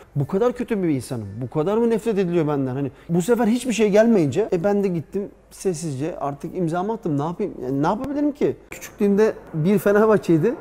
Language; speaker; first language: Turkish; early bilingual, heritage; Turkish